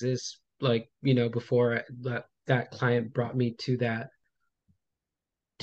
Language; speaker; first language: English; native; English